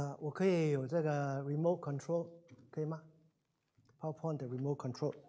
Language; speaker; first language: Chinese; non-native, local second language; Cantonese